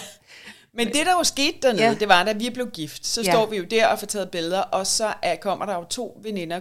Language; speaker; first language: Danish; native; Danish